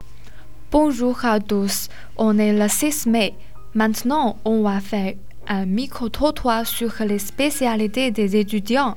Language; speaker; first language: French; non-native, learner; Chinese